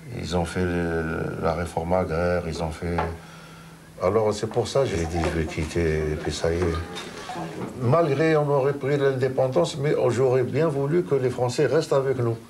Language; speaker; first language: French; non-native, local second language; Arabic